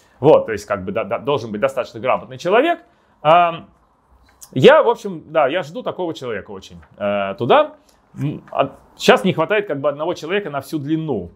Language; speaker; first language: Russian; native; Russian